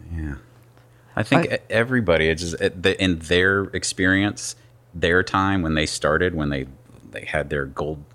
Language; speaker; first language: English; native; English